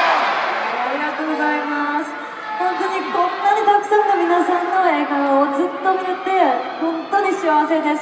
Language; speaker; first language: Japanese; non-native, learner; Korean